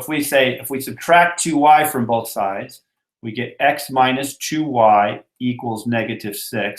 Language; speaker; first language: English; native; English